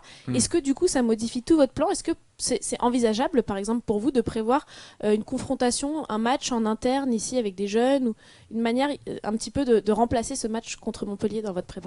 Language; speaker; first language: French; native; French